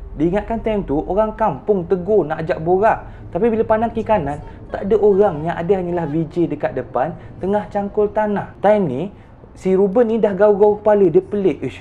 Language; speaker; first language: Malay; native; Malay